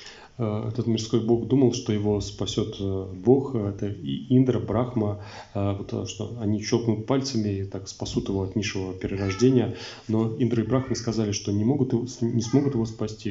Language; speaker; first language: Russian; native; Russian